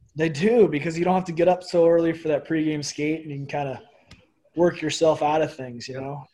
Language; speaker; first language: English; native; English